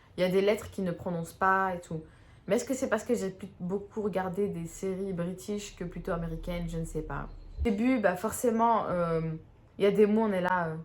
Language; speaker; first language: French; native; French